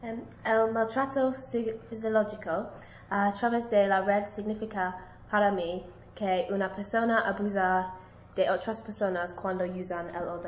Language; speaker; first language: Spanish; non-native, learner; English